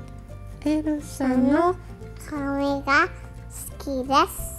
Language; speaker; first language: Japanese; early bilingual, heritage; Japanese